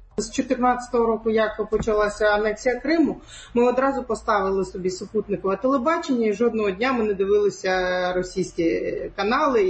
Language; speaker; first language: Ukrainian; non-native, local second language; Crimean Tatar